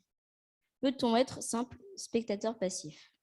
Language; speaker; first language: French; native; French